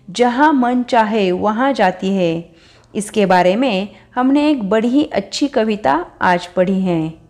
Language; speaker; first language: Hindi; non-native, local second language; Marathi